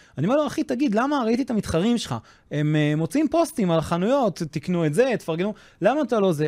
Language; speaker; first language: Hebrew; non-native, fluent; English